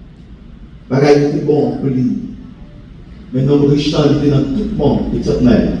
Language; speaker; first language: French; non-native, local second language; Haitian Creole